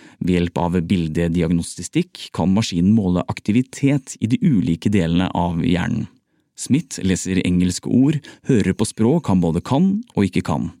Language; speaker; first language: Norwegian; native; Norwegian